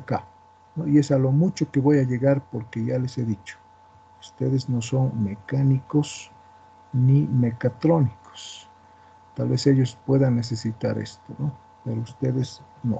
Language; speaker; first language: Spanish; native; Spanish